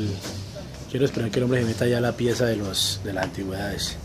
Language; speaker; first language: Spanish; native; Spanish